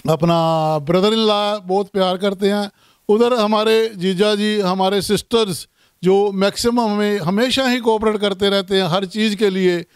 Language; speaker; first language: Hindi; non-native, local second language; Punjabi